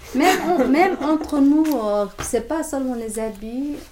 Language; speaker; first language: French; non-native, learner; Somali